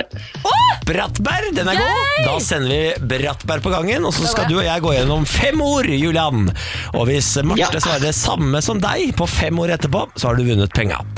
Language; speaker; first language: Norwegian; native; Norwegian